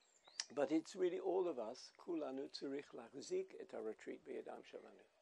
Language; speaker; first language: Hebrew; non-native, fluent; English